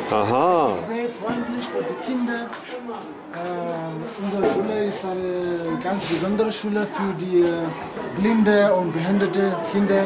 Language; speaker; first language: German; non-native, learner; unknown